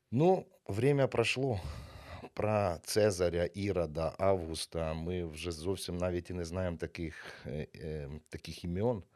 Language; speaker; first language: Russian; non-native, local second language; Ukrainian